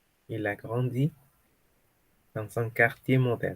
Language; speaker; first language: French; non-native, fluent; Spanish